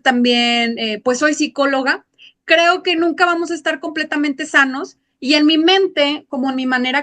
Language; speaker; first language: Spanish; native; Spanish